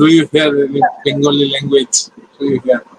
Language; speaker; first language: English; non-native, learner; Bangla